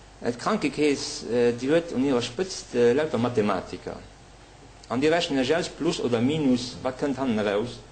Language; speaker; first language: Luxembourgish; native; Luxembourgish